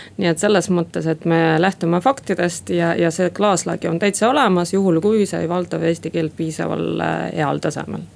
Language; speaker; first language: Estonian; non-native, local second language; Russian